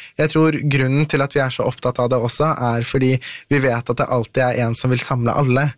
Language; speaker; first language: Norwegian; early bilingual, other home language; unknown